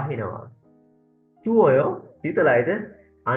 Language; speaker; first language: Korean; non-native, learner; Sinhala